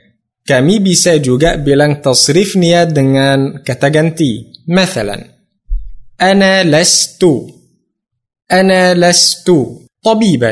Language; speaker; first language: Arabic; non-native, fluent; Indonesian